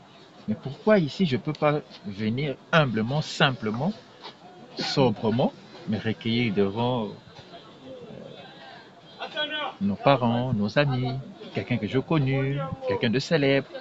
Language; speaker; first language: French; non-native, local second language; Lingala